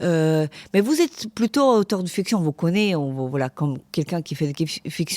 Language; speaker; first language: French; non-native, fluent; Ukrainian